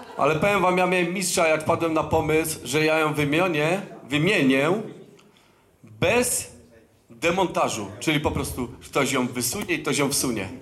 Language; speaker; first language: Polish; native; Polish